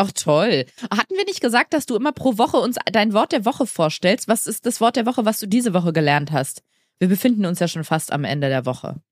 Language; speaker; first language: German; native; German